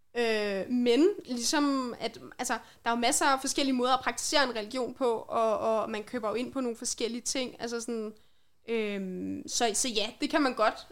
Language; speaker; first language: Danish; native; Danish